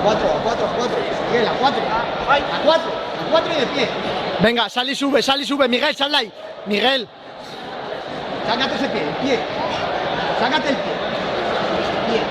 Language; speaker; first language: Spanish; native; Spanish